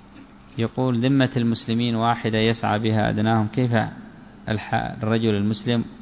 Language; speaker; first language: Arabic; native; Arabic